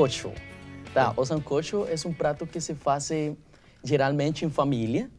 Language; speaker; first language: Portuguese; non-native, learner; Spanish